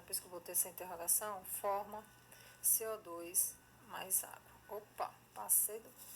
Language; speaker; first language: Portuguese; native; Portuguese